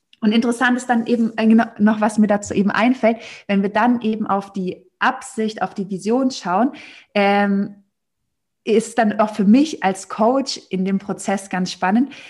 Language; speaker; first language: German; native; German